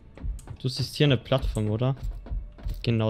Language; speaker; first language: German; native; German